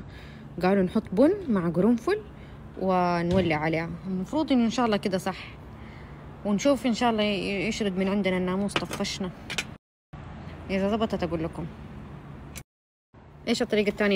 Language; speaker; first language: Arabic; native; Arabic